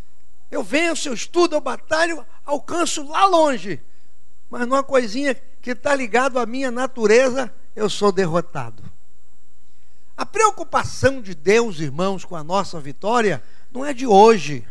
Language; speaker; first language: Portuguese; native; Portuguese